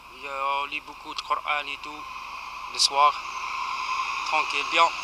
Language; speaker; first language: French; non-native, learner; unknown